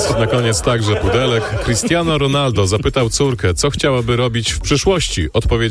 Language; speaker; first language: Polish; native; Polish